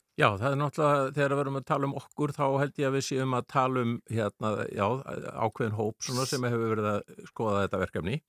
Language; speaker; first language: Icelandic; native; Icelandic